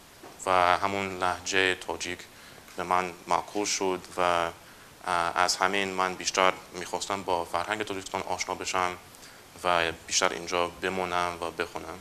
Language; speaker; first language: Persian; non-native, fluent; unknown